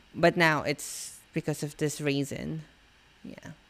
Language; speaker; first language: English; non-native, local second language; Filipino